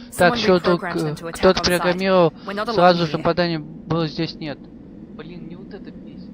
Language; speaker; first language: Russian; native; Russian